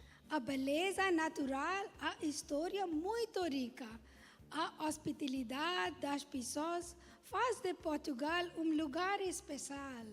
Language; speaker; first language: Portuguese; non-native, learner; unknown